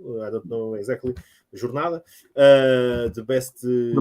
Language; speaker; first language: English; non-native, learner; Portuguese